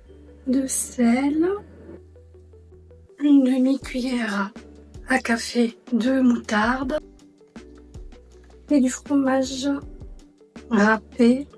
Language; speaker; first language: French; native; French